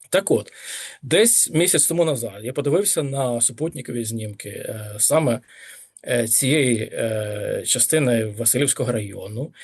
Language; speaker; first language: Ukrainian; native; Ukrainian